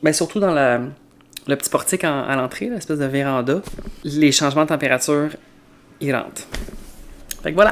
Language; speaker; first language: French; native; French